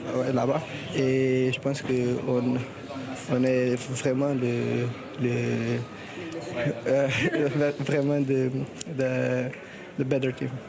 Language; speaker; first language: French; non-native, learner; Portuguese